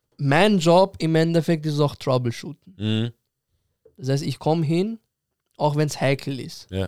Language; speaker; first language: German; early bilingual, other home language; Persian